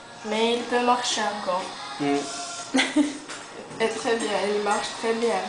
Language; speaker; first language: French; non-native, learner; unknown